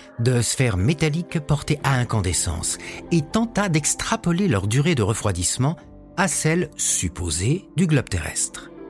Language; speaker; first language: French; native; French